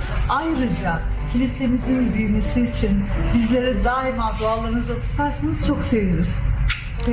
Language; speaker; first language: Turkish; native; Turkish